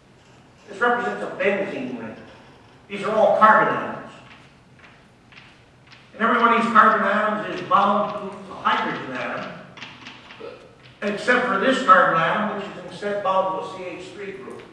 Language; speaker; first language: English; native; English